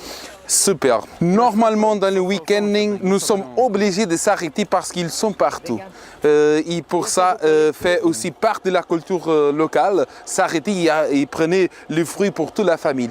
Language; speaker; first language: French; non-native, fluent; Portuguese